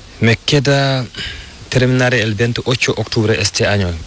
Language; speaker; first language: Spanish; non-native, learner; Fula